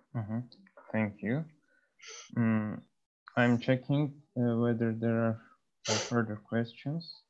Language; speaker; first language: English; non-native, fluent; Turkish